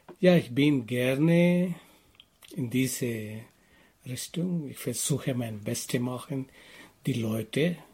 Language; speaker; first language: German; non-native, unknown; Telugu